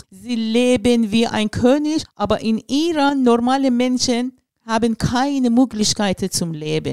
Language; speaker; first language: German; non-native, learner; Persian